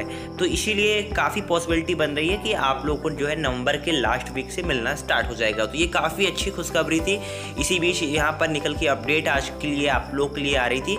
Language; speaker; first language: Hindi; native; Hindi